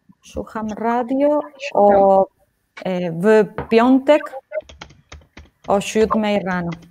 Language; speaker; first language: Polish; non-native, learner; Spanish